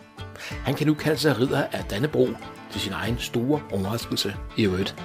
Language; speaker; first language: Danish; native; Danish